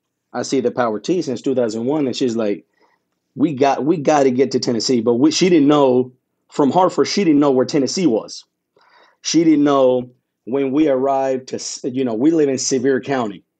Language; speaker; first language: English; early bilingual, other home language; Spanish